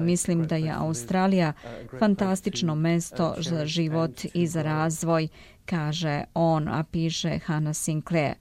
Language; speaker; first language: Serbian; native; Serbian